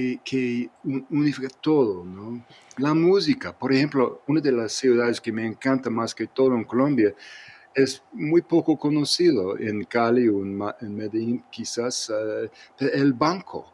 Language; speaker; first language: Spanish; non-native, fluent; English